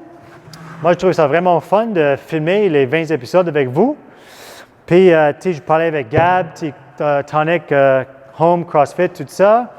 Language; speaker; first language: French; non-native, fluent; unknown